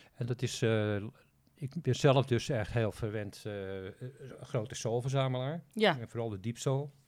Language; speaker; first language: Dutch; native; Dutch